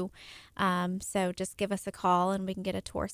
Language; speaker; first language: English; native; English